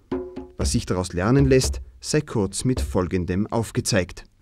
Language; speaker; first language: German; native; German